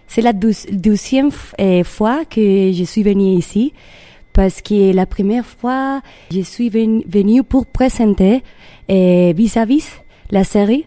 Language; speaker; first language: French; non-native, learner; Spanish